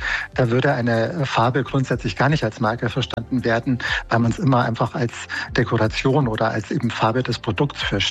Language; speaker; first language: German; native; German